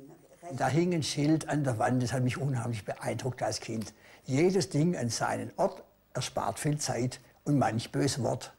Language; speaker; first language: German; native; German